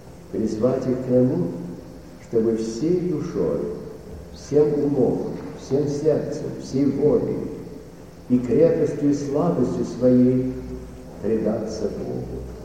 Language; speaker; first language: Russian; native; Russian